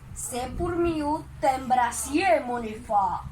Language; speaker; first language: French; non-native, learner; Spanish